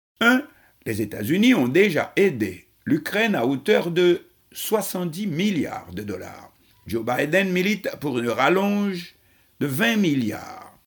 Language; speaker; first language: French; non-native, local second language; Haitian Creole